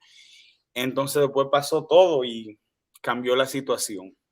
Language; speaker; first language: Spanish; early bilingual, heritage; Spanish